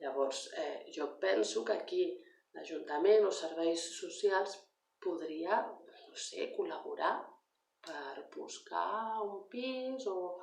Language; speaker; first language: Catalan; non-native, learner; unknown